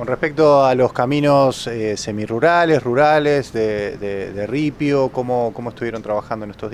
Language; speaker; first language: Spanish; native; Spanish